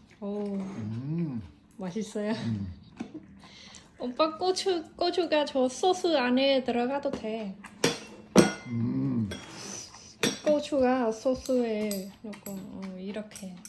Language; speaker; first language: Korean; non-native, learner; Khmer